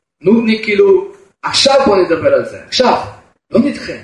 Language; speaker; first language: Hebrew; non-native, fluent; Russian